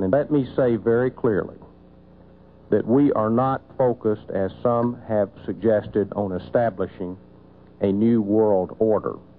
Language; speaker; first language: English; native; English